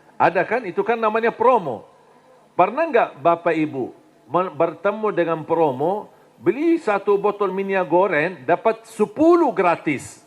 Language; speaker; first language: Indonesian; non-native, fluent; Arabic